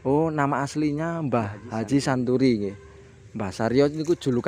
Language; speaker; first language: Indonesian; non-native, local second language; Javanese